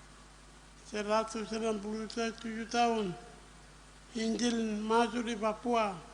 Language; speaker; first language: Indonesian; non-native, local second language; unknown